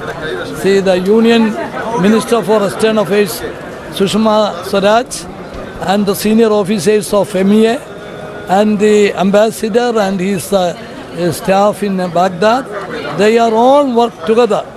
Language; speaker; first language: English; non-native, local second language; Malayalam